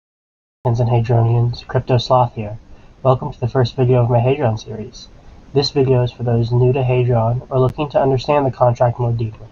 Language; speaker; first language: English; native; English